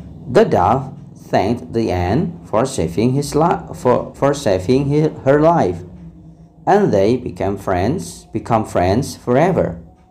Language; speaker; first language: English; non-native, fluent; Indonesian